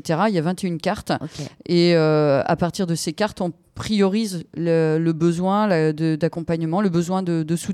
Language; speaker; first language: French; native; French